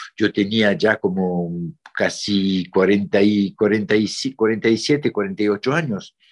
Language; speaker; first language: Spanish; non-native, fluent; French